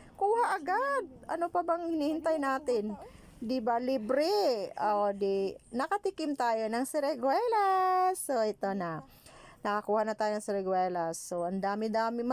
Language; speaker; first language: Filipino; non-native, local second language; Cebuano